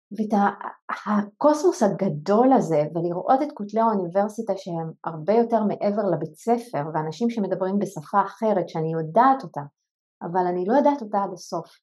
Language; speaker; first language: Hebrew; non-native, local second language; Arabic